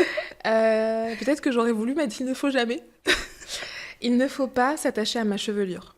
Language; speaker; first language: French; early bilingual, other home language; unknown